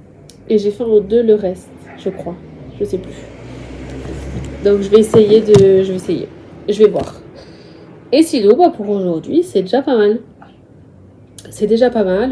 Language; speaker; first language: French; native; French